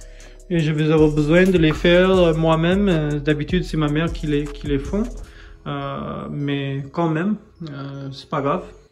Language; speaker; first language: French; non-native, fluent; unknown